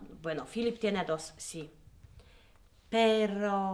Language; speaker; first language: Spanish; non-native, learner; Polish